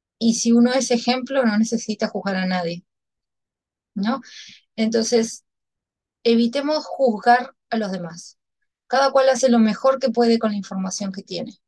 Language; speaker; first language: Spanish; native; Spanish